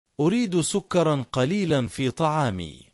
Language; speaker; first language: Arabic; non-native, fluent; Bangla